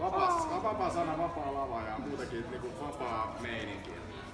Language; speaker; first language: Finnish; native; Finnish